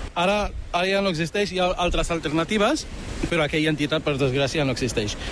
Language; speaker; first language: Catalan; early bilingual, other home language; Arabic